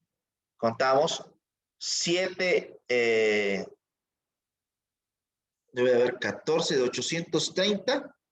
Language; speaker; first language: Spanish; native; Spanish